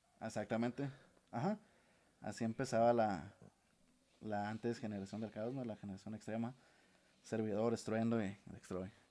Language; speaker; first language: Spanish; native; Spanish